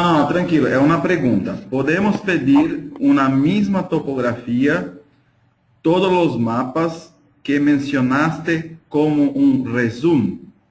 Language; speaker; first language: Spanish; non-native, fluent; Portuguese